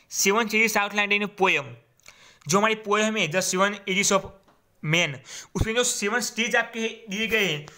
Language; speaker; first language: Hindi; non-native, local second language; Gujarati